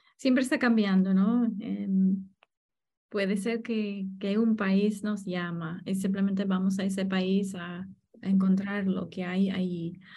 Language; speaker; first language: Spanish; non-native, fluent; English